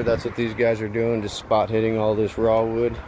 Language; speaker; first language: English; native; English